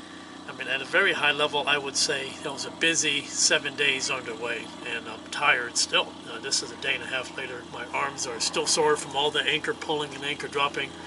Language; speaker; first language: English; native; English